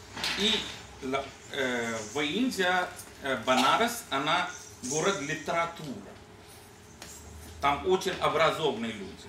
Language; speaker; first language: Russian; non-native, learner; Hindi